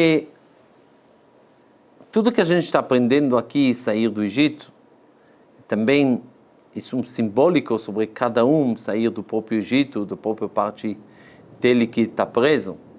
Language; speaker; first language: Portuguese; non-native, fluent; Hebrew